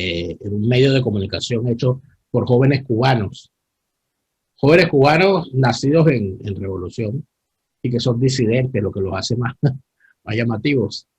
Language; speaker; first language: Spanish; native; Spanish